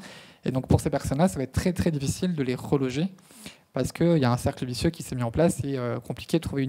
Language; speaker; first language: French; native; French